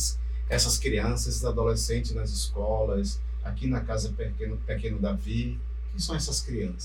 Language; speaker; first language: Portuguese; native; Portuguese